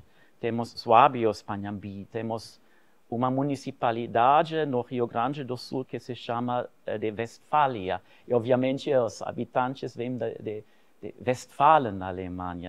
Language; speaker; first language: Portuguese; non-native, fluent; German